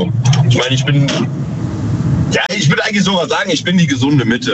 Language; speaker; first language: German; native; German